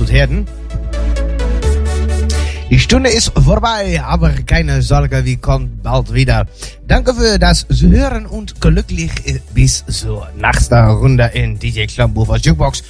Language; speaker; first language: German; non-native, learner; Dutch